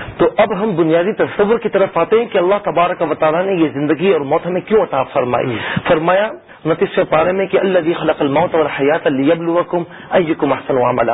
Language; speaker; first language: Urdu; native; Urdu